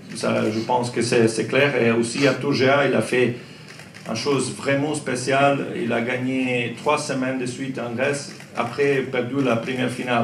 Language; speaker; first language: French; non-native, learner; Croatian